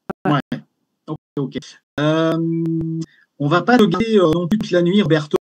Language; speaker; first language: French; native; French